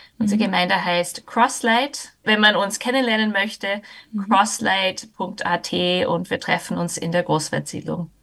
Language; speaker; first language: German; non-native, fluent; English